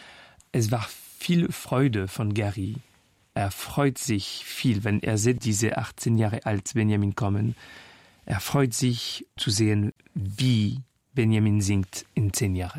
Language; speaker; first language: German; non-native, fluent; French